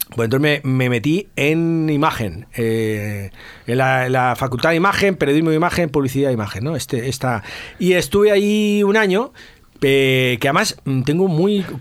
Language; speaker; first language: Spanish; native; Spanish